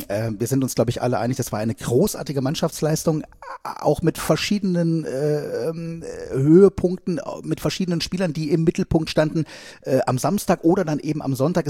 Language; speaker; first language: German; native; German